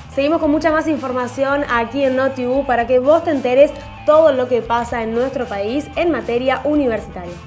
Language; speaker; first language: Spanish; native; Spanish